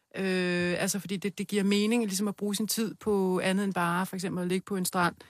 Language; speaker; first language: Danish; native; Danish